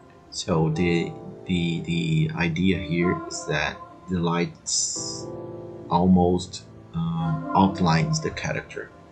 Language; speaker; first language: English; non-native, fluent; Portuguese